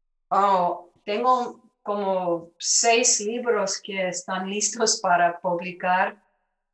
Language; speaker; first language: Spanish; early bilingual, other home language; English